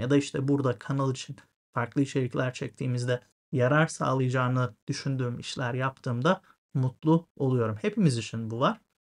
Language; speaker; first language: Turkish; native; Turkish